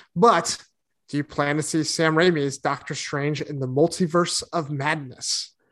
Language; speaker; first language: English; native; English